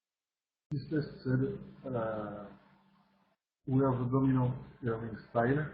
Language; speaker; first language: English; non-native, learner; French